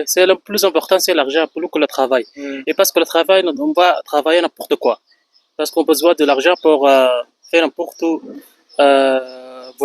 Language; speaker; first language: French; non-native, fluent; Arabic